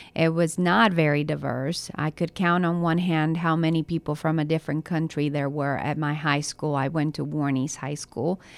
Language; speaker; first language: English; early bilingual, other home language; Spanish